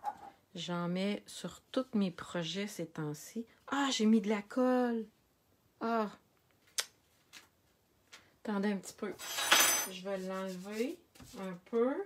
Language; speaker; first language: French; native; French